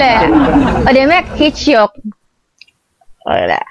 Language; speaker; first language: Turkish; non-native, learner; Indonesian